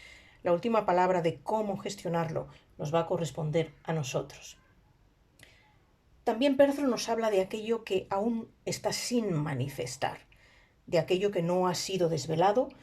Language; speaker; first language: Spanish; native; Spanish